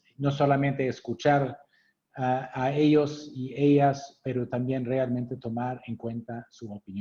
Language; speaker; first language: Spanish; non-native, fluent; English